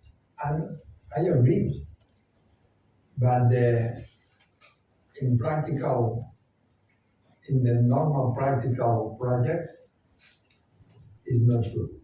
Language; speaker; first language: English; non-native, fluent; Spanish